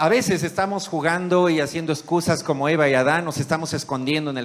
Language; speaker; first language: Spanish; native; Spanish